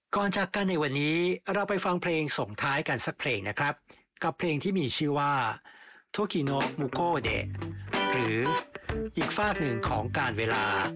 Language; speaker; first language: Thai; native; Thai